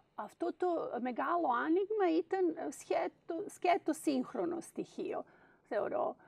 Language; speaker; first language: Greek; non-native, fluent; Serbian